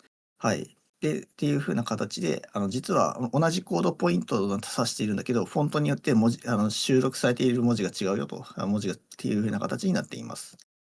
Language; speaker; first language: Japanese; native; Japanese